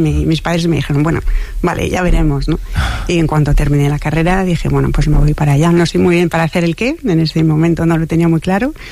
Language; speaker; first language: Spanish; non-native, fluent; French